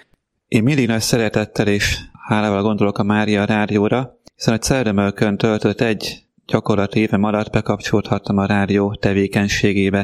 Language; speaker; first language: Hungarian; native; Hungarian